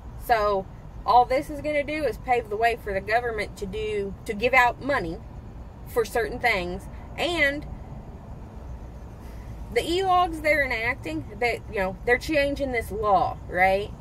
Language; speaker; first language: English; native; English